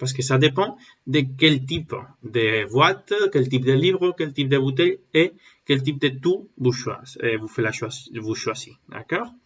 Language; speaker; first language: French; non-native, learner; Spanish